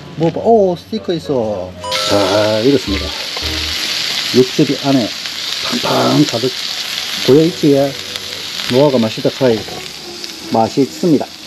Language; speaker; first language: Korean; native; Korean